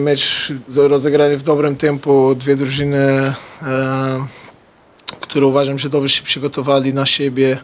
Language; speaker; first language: Polish; non-native, fluent; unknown